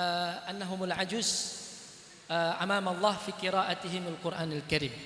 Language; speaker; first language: Arabic; non-native, fluent; Indonesian